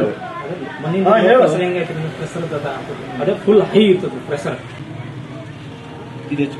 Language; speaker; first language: Kannada; native; Kannada